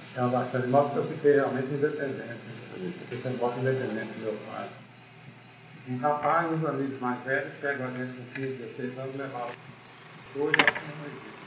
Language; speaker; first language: Portuguese; native; Portuguese